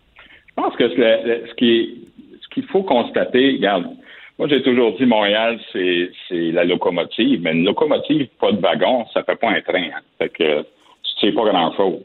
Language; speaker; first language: French; native; French